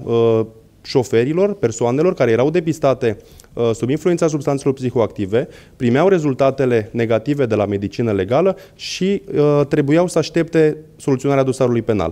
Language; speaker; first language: Romanian; native; Romanian